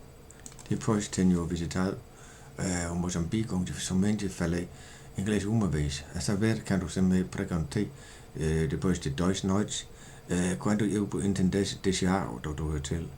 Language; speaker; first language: Portuguese; non-native, learner; Danish